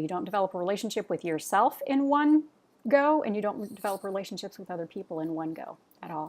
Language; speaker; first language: English; native; English